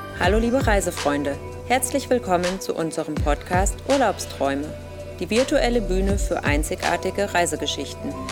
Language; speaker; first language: German; native; German